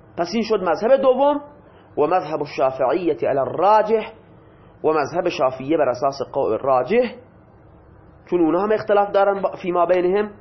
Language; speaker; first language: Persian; non-native, local second language; Baluchi